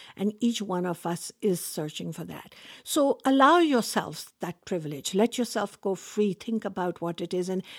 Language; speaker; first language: English; non-native, local second language; Urdu